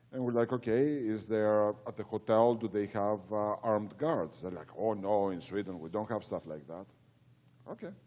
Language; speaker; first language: English; non-native, fluent; Greek